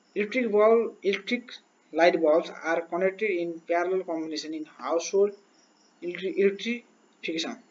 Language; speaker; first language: English; non-native, local second language; Nepali